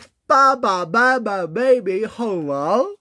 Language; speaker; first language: Chinese; non-native, learner; Korean